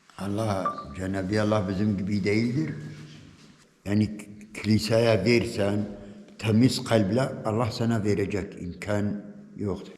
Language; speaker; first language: Turkish; non-native, local second language; Turoyo